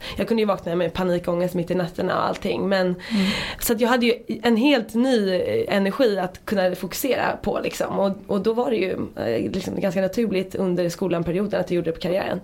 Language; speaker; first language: Swedish; native; Swedish